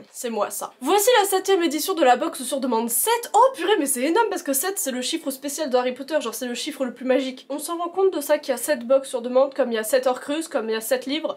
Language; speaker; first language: French; native; French